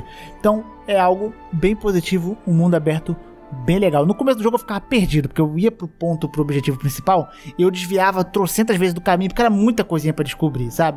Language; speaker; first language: Portuguese; native; Portuguese